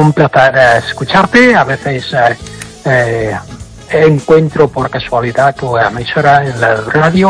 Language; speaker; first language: Spanish; non-native, fluent; English